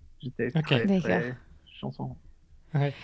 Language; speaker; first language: French; non-native, learner; English